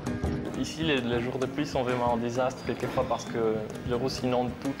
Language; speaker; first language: French; non-native, fluent; Spanish